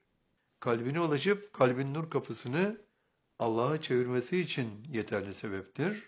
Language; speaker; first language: Turkish; native; Turkish